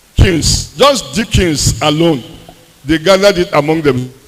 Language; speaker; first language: English; non-native, local second language; Yoruba